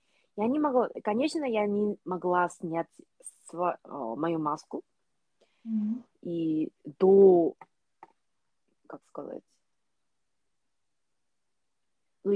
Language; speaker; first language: Russian; non-native, learner; Korean